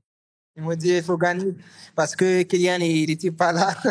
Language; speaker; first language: French; non-native, learner; Arabic